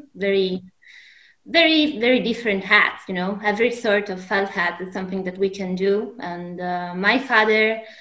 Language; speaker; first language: English; non-native, fluent; Italian